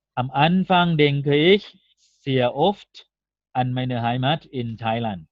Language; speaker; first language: German; non-native, fluent; Thai